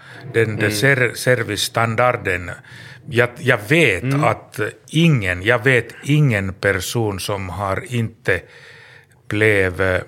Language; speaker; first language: Swedish; non-native, learner; Finnish